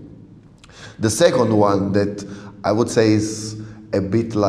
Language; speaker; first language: English; non-native, fluent; Italian